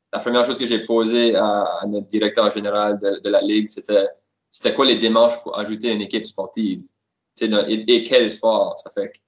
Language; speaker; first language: French; native; French